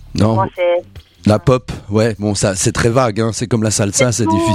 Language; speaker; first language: French; native; French